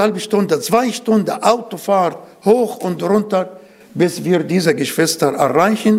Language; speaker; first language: German; non-native, fluent; Arabic